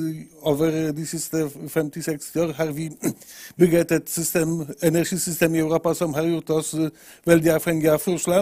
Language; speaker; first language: Norwegian; non-native, fluent; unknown